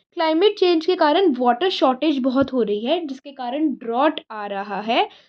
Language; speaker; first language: Hindi; native; Hindi